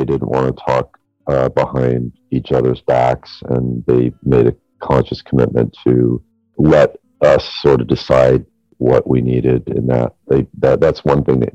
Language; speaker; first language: English; native; English